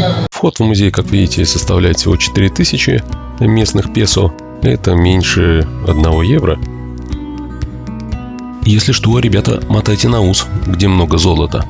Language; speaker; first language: Russian; native; Russian